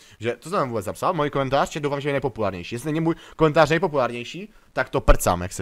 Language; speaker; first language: Czech; native; Czech